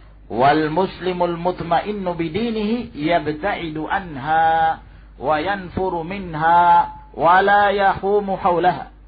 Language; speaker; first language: Arabic; non-native, fluent; Indonesian